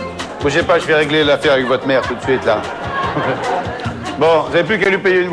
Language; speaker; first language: French; native; French